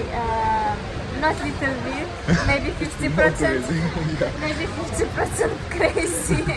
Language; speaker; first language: English; non-native, learner; Russian